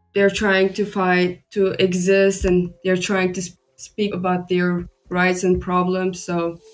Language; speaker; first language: English; non-native, fluent; Turkish